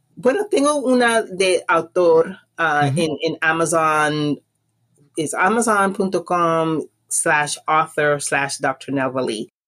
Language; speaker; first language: Spanish; native; Spanish